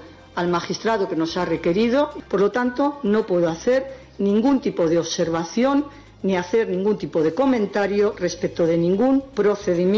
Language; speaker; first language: Spanish; native; Spanish